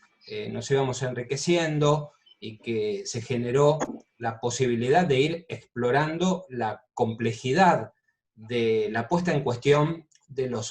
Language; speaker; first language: Spanish; native; Spanish